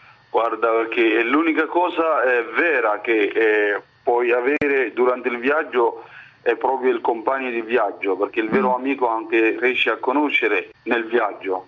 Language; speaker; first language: Italian; non-native, fluent; Somali